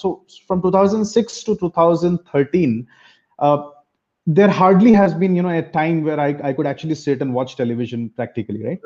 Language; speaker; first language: English; non-native, local second language; Bangla